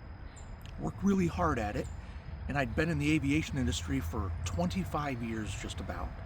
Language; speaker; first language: English; native; English